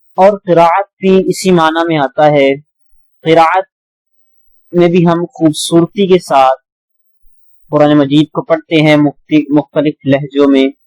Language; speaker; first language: Urdu; native; Urdu